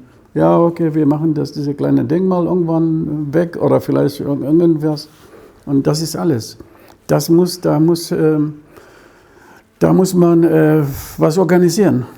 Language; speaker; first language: German; non-native, fluent; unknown